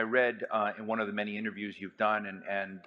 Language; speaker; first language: English; native; English